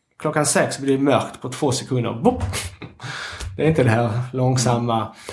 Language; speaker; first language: Swedish; non-native, fluent; Arabic